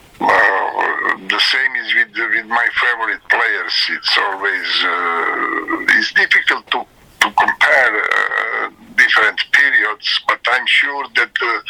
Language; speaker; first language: English; non-native, learner; Serbian